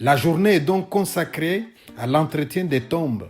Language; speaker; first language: French; non-native, local second language; Luba-Lulua